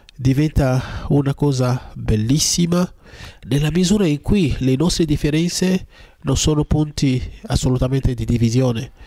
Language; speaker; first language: Italian; non-native, fluent; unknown